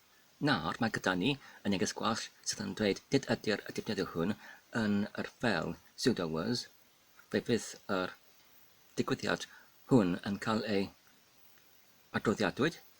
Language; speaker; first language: Welsh; non-native, learner; Polish